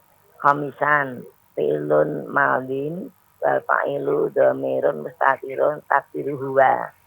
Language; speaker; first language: Arabic; non-native, learner; Indonesian